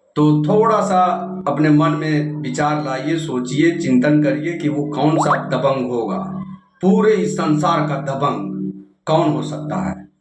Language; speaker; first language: Hindi; native; Hindi